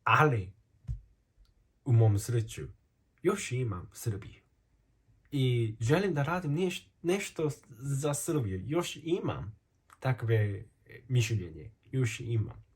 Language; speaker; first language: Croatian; non-native, fluent; Korean